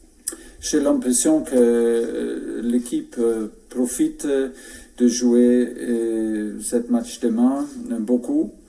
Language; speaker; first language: French; non-native, fluent; German